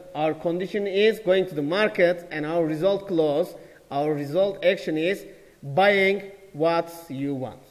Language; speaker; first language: English; non-native, fluent; Turkish